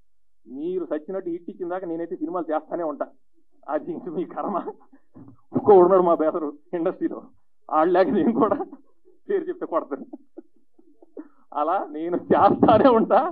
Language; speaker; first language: Telugu; native; Telugu